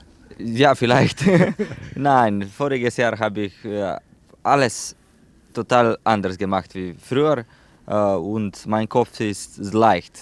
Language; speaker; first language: German; non-native, learner; Slovenian